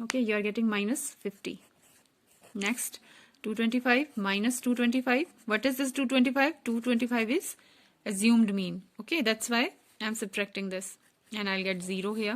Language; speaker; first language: English; non-native, local second language; Hindi